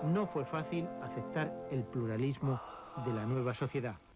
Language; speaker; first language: Spanish; native; Spanish